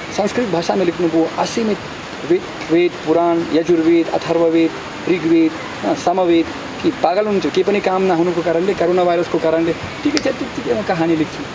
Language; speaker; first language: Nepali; non-native, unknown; Russian